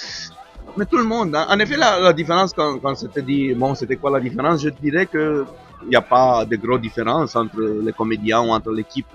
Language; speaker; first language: French; non-native, fluent; Romanian